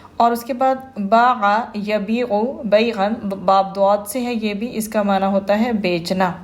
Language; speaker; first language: Urdu; native; Urdu